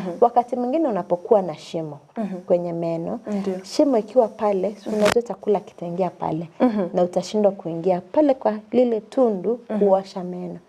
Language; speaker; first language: Swahili; non-native, local second language; Kamba